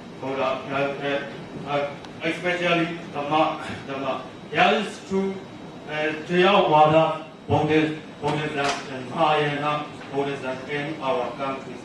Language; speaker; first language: English; non-native, learner; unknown